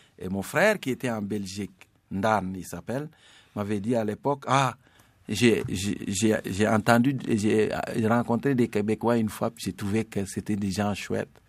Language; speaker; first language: French; non-native, local second language; Serer